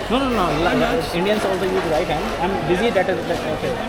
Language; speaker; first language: English; non-native, learner; Hindi